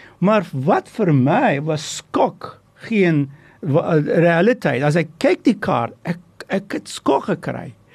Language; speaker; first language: Afrikaans; non-native, fluent; Turkish